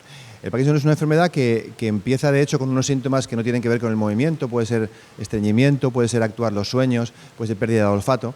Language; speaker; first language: Spanish; native; Spanish